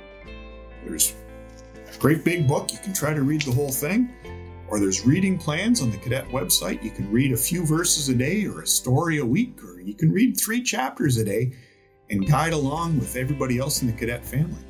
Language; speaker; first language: English; native; English